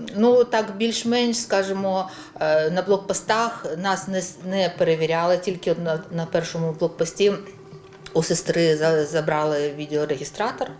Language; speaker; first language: Ukrainian; non-native, local second language; Russian